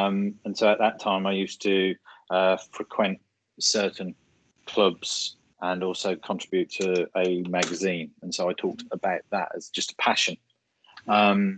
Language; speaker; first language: English; native; English